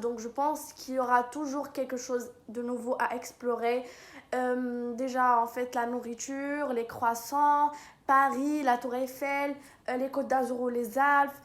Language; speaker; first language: French; non-native, local second language; Arabic